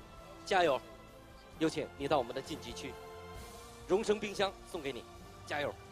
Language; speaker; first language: Chinese; native; Chinese